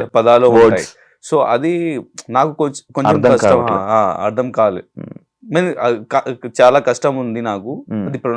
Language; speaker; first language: Telugu; non-native, learner; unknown